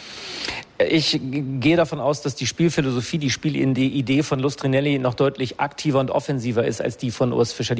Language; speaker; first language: German; native; German